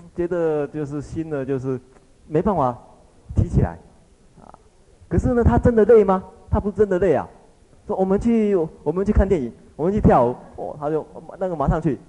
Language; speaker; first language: Chinese; native; Chinese